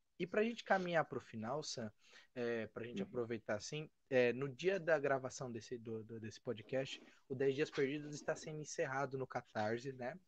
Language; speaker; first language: Portuguese; native; Portuguese